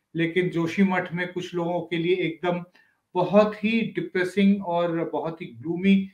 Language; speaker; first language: Hindi; native; Hindi